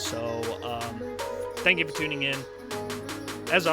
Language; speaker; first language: English; native; English